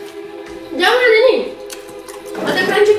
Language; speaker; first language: Indonesian; non-native, learner; Russian